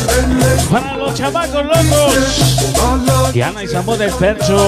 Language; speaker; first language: Spanish; native; Spanish